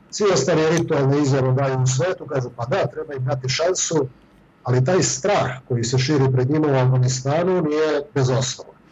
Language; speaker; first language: Serbian; native; Serbian